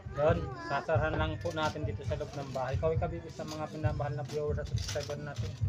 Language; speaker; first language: Filipino; non-native, local second language; Bikol